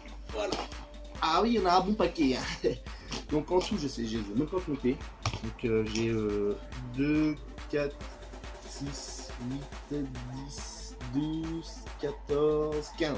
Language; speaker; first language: French; native; French